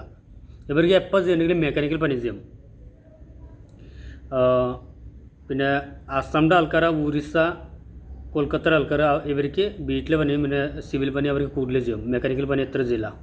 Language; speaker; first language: Malayalam; non-native, learner; Assamese